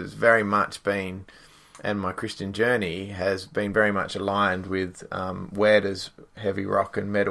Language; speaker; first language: English; native; English